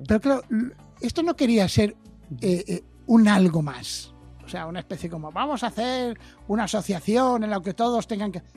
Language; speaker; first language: Spanish; native; Spanish